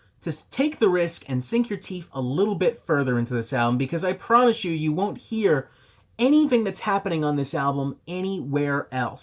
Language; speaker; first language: English; native; English